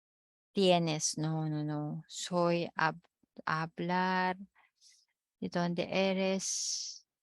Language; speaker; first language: Spanish; non-native, fluent; Filipino